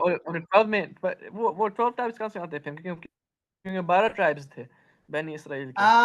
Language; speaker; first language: Hindi; non-native, learner; Urdu